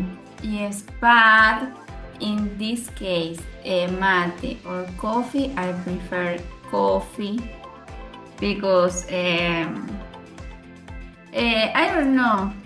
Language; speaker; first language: English; non-native, learner; Spanish